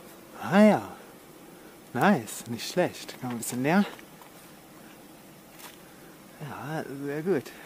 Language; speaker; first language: German; native; German